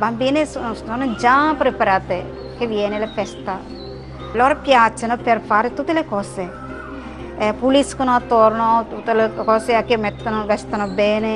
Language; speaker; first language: Italian; non-native, learner; Malayalam